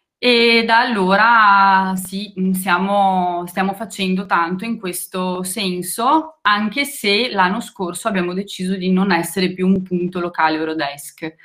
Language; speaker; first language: Italian; non-native, fluent; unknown